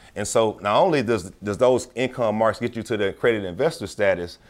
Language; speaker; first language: English; native; English